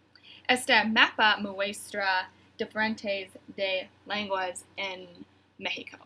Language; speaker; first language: Spanish; non-native, learner; English